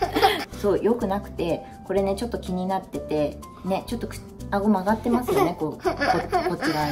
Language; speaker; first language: Japanese; native; Japanese